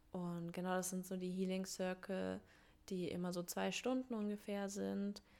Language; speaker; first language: German; early bilingual, other home language; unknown